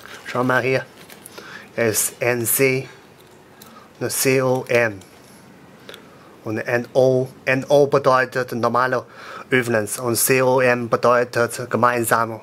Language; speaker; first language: German; non-native, learner; Chinese